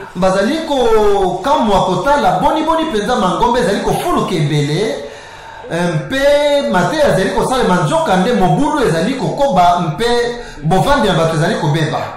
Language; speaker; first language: Lingala; native; Lingala